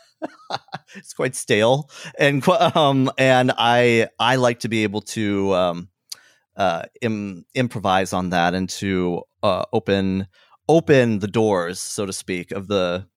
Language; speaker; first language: English; native; English